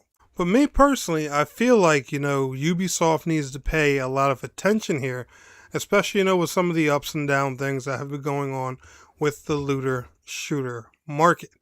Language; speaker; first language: English; native; English